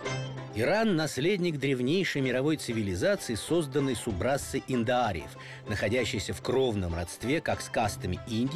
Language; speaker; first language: Russian; native; Russian